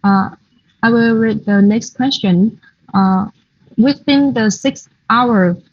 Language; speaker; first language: English; non-native, fluent; Vietnamese